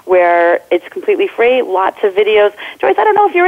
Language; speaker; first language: English; native; English